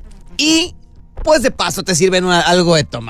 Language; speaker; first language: Spanish; native; Spanish